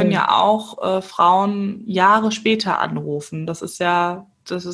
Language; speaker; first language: German; native; German